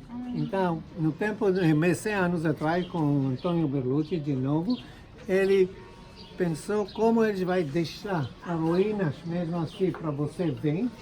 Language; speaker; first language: Portuguese; non-native, fluent; Hebrew